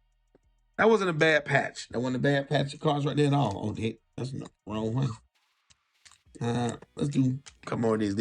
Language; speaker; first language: English; native; English